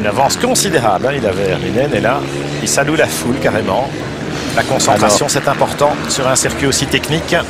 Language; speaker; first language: French; native; French